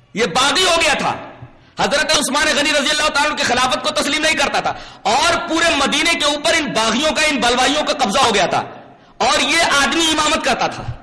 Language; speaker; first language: Urdu; native; Urdu